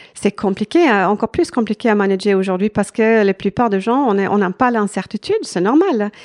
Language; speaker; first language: French; non-native, fluent; Swedish